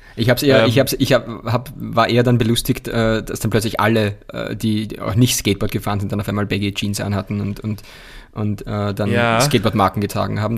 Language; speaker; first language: German; native; German